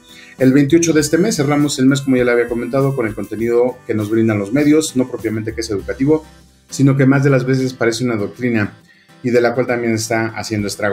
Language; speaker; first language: Spanish; native; Spanish